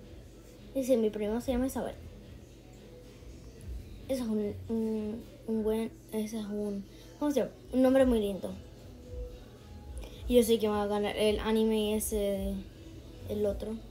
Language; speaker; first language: Spanish; early bilingual, heritage; Spanish